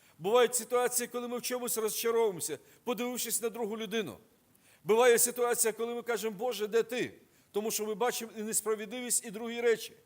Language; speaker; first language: Ukrainian; non-native, local second language; Russian